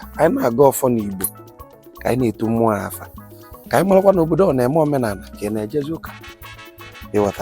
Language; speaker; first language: Igbo; native; Igbo